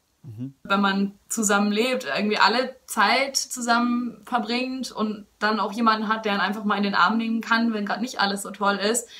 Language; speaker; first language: German; native; German